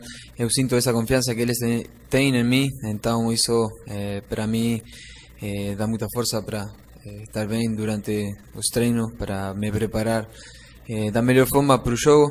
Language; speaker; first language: Portuguese; non-native, fluent; Spanish